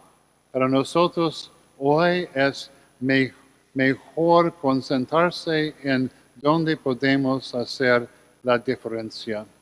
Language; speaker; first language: Spanish; non-native, learner; English